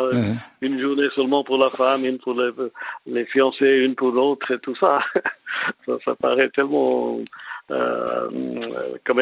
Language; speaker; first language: French; non-native, fluent; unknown